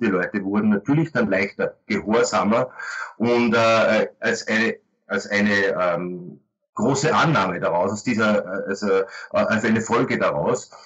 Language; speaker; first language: German; native; German